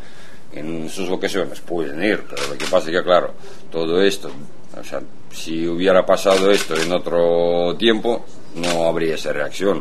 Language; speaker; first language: Spanish; non-native, fluent; Russian